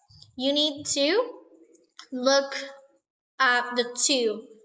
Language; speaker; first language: English; non-native, fluent; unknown